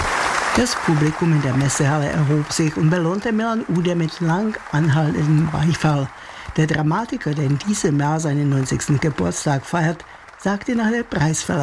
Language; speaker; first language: German; native; German